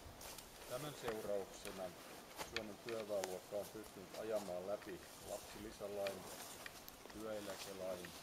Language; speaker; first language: Finnish; native; Finnish